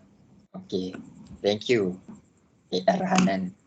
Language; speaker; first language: English; non-native, local second language; Malay